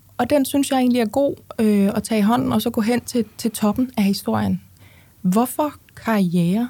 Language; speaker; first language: Danish; native; Danish